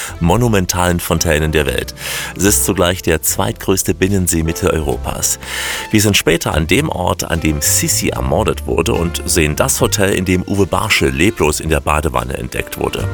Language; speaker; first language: German; native; German